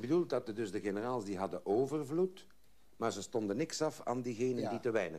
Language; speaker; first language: Dutch; native; Dutch